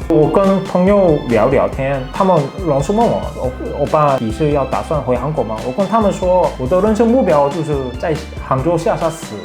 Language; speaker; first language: Chinese; non-native, fluent; Korean